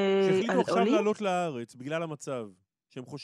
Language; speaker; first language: Hebrew; native; Hebrew